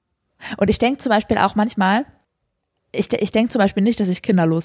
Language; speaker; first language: German; native; German